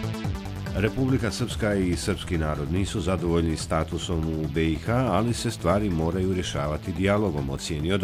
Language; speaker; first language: Serbian; native; Serbian